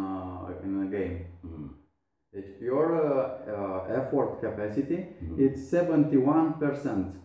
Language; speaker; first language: English; non-native, learner; Romanian